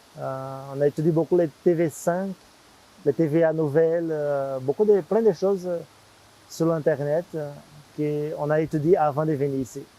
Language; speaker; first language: French; non-native, fluent; Portuguese